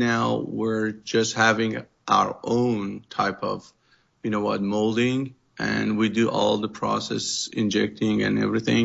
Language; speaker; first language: English; non-native, fluent; Persian